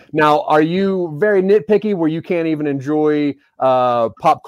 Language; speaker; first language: English; native; English